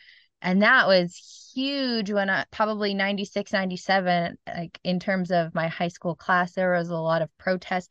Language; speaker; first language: English; native; English